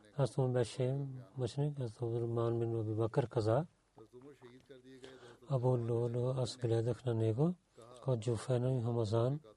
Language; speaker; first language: Bulgarian; non-native, learner; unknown